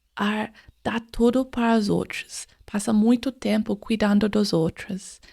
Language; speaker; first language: Portuguese; non-native, fluent; English